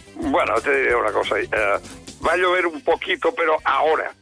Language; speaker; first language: Spanish; native; Spanish